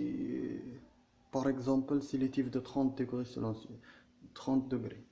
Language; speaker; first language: French; non-native, learner; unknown